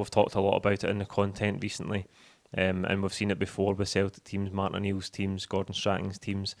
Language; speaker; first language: English; native; English